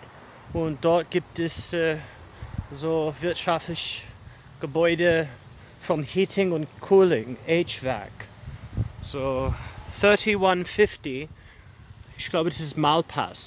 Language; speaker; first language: German; non-native, fluent; English